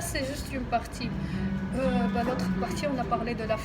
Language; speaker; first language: French; non-native, local second language; Arabic